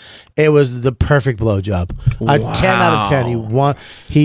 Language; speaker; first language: English; native; English